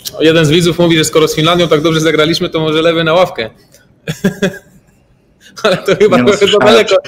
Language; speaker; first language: Polish; native; Polish